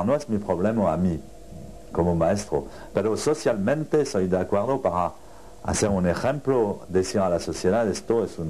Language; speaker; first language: Spanish; non-native, learner; French